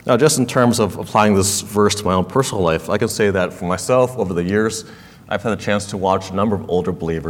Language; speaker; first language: English; native; English